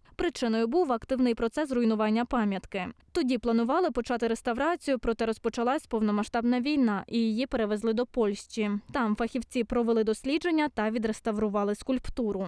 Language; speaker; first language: Ukrainian; native; Ukrainian